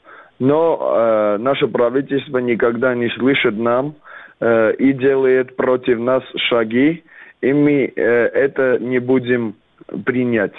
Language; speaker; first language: Russian; non-native, fluent; Armenian